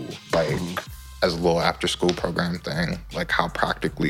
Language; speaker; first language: English; native; English